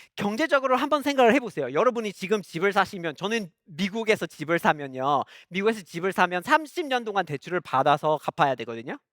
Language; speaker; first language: Korean; non-native, fluent; English